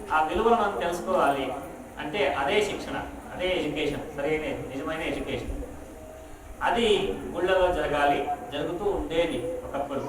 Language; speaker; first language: Telugu; non-native, local second language; Kannada